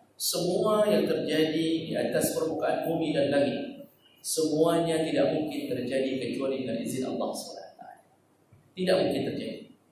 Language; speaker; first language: Malay; non-native, local second language; Achinese